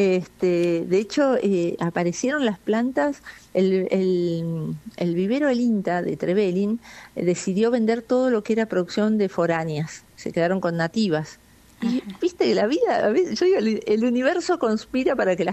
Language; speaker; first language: Spanish; native; Spanish